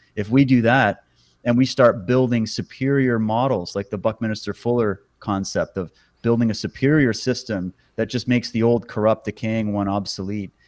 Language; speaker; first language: English; native; English